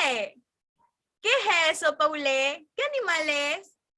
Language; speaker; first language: Spanish; native; Spanish